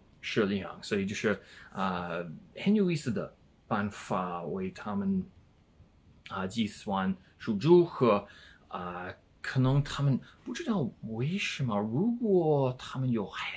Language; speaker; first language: Chinese; non-native, learner; English